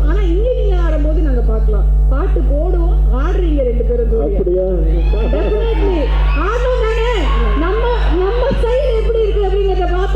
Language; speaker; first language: Tamil; native; Tamil